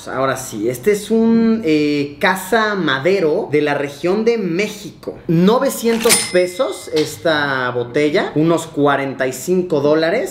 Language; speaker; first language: Spanish; native; Spanish